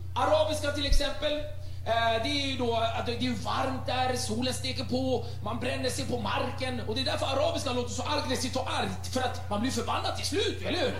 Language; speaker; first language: Swedish; early bilingual, other home language; Arabic